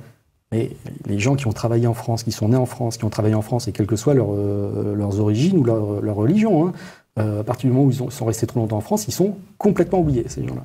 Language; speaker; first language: French; native; French